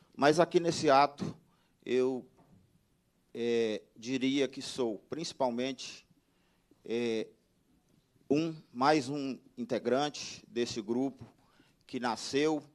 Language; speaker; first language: Portuguese; native; Portuguese